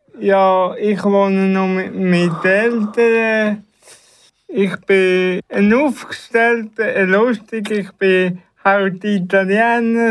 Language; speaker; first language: German; early bilingual, other home language; Italian